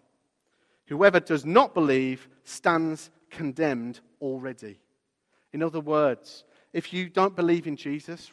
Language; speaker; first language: English; native; English